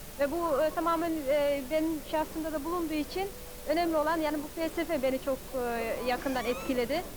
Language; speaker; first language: Turkish; early bilingual, heritage; Turkish